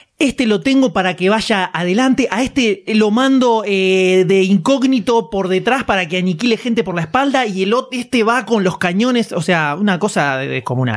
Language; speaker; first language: Spanish; native; Spanish